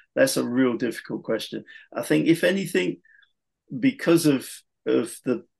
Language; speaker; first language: English; native; English